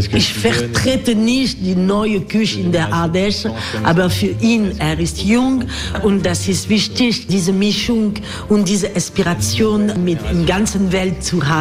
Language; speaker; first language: German; non-native, fluent; French